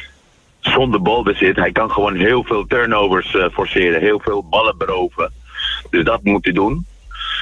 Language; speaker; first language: Dutch; non-native, fluent; Spanish